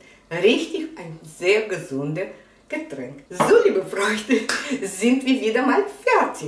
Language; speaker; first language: German; non-native, fluent; Russian